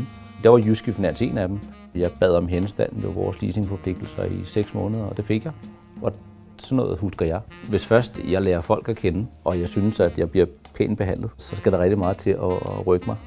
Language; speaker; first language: Danish; native; Danish